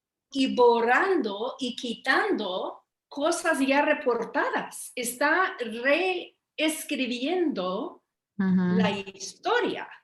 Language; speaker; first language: Spanish; early bilingual, heritage; Spanish